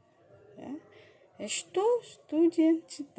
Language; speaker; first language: Russian; non-native, fluent; Indonesian